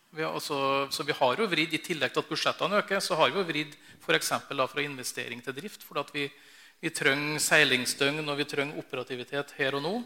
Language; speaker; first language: Norwegian; native; Norwegian